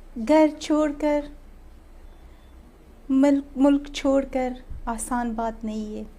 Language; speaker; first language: Hindi; non-native, learner; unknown